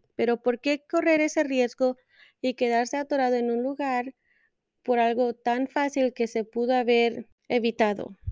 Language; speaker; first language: Spanish; early bilingual, heritage; Spanish